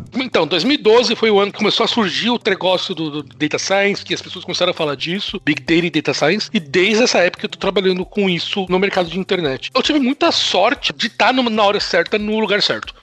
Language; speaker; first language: Portuguese; native; Portuguese